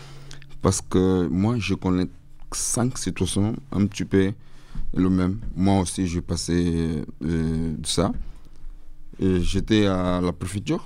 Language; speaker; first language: French; non-native, learner; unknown